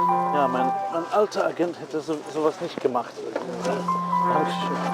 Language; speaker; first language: German; non-native, learner; English